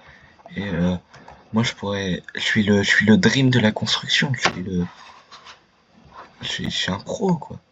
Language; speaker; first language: French; native; French